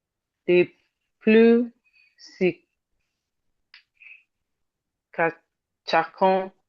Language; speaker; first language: French; non-native, learner; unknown